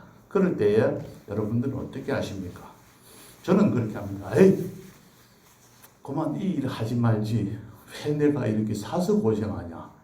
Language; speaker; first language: Korean; native; Korean